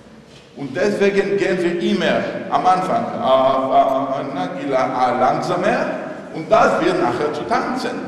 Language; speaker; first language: German; non-native, fluent; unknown